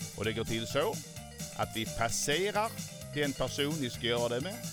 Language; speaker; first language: Swedish; native; Swedish